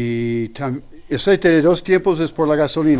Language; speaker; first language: Spanish; non-native, learner; English